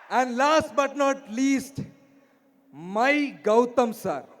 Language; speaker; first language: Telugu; non-native, learner; Malayalam